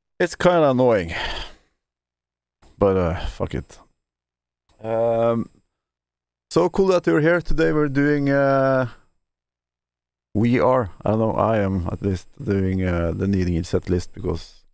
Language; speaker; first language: English; non-native, fluent; Norwegian